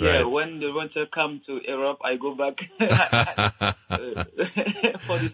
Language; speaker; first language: English; non-native, learner; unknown